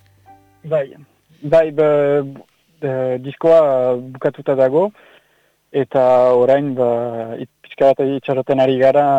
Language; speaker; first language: Basque; non-native, local second language; French